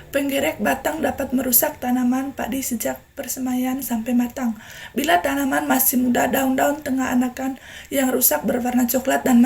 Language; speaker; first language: Indonesian; non-native, learner; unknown